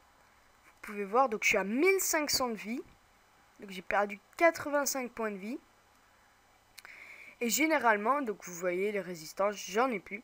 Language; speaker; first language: French; native; French